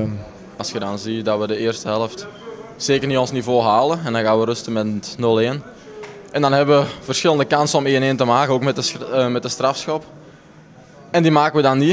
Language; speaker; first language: Dutch; native; Dutch